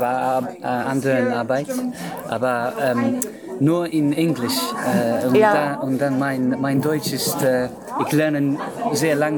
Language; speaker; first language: German; non-native, learner; English